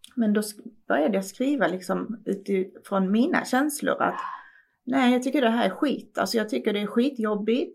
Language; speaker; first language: Swedish; early bilingual, other home language; Persian